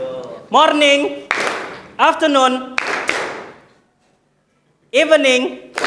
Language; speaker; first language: English; non-native, learner; Indonesian